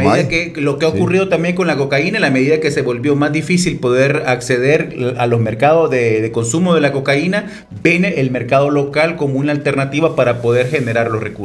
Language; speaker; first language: Spanish; native; Spanish